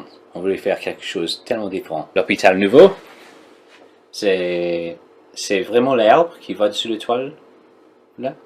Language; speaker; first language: French; non-native, learner; English